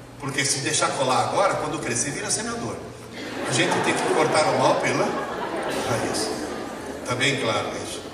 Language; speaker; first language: Portuguese; early bilingual, other home language; Italian